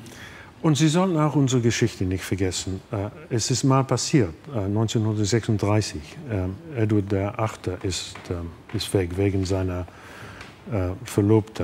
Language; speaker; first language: German; non-native, fluent; English